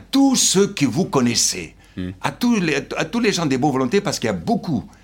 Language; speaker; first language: French; non-native, fluent; Slovenian